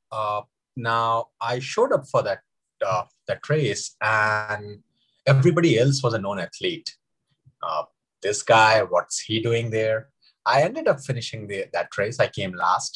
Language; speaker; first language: English; non-native, local second language; Hindi